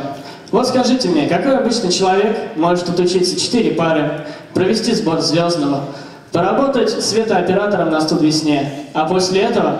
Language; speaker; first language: Russian; native; Russian